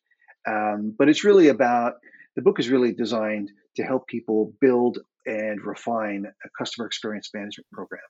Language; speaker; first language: English; native; English